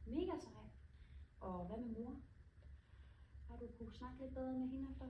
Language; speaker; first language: Danish; native; Danish